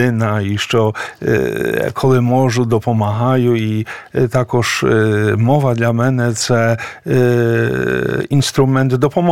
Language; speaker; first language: Ukrainian; non-native, fluent; Polish